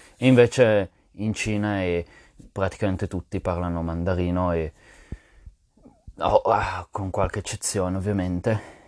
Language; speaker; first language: Italian; non-native, fluent; French